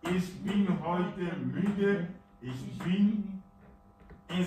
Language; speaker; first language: German; non-native, fluent; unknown